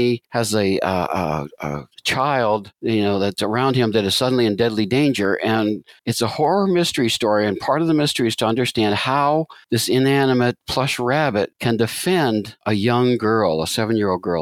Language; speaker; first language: English; native; English